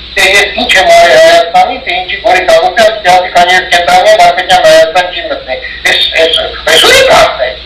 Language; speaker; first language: Armenian; early bilingual, heritage; Armenian